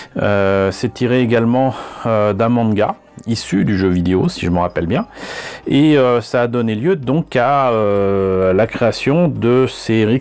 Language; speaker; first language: French; native; French